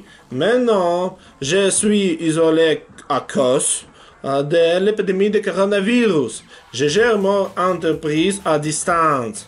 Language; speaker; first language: French; non-native, learner; Russian